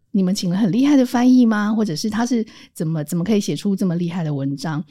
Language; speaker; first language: Chinese; native; Chinese